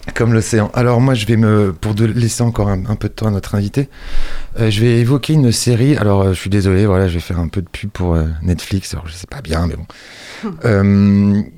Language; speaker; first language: French; native; French